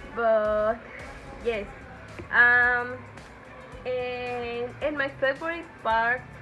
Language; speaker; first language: English; non-native, learner; Spanish